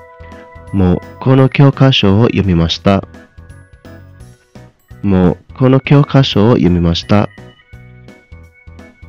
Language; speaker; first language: Japanese; non-native, fluent; Indonesian